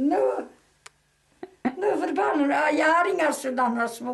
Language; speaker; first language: Swedish; early bilingual, heritage; Swedish